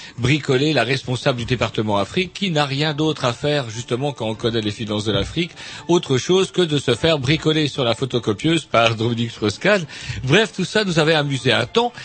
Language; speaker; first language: French; native; French